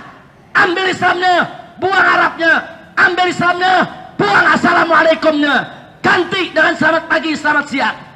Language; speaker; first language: Indonesian; native; Indonesian